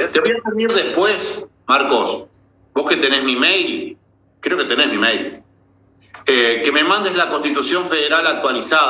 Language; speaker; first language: Spanish; native; Spanish